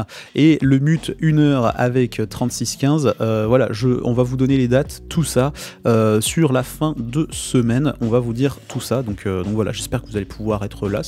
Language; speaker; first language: French; native; French